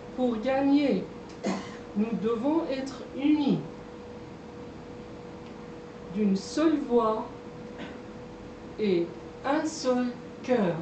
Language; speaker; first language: French; non-native, fluent; Persian